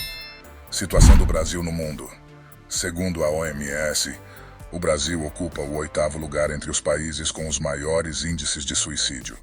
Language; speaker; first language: Portuguese; native; Portuguese